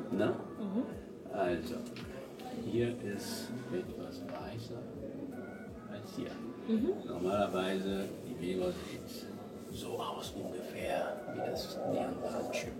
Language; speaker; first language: German; non-native, learner; French